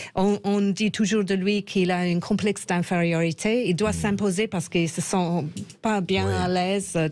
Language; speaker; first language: French; non-native, fluent; English